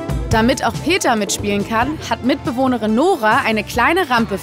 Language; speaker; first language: German; native; German